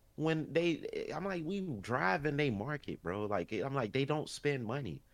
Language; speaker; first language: English; early bilingual, other home language; Haitian Creole